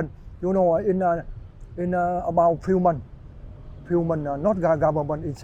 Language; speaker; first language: English; non-native, learner; Vietnamese